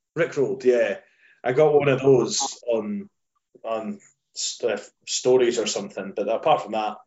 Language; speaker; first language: English; native; English